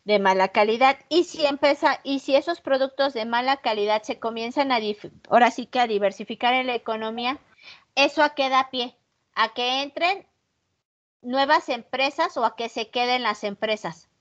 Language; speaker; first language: Spanish; native; Spanish